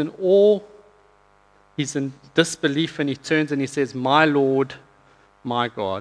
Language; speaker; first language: English; native; English